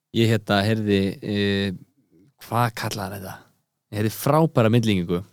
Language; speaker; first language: Icelandic; early bilingual, heritage; Icelandic